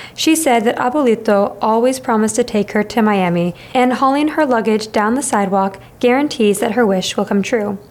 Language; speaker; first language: English; native; English